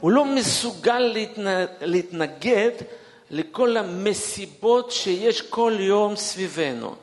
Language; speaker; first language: Hebrew; non-native, fluent; Russian